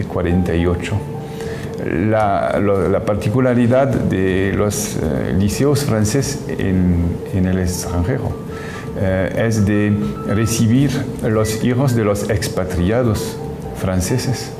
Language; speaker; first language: Spanish; non-native, fluent; French